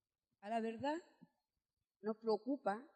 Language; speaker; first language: Spanish; native; Spanish